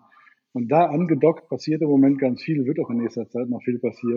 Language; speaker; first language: German; native; German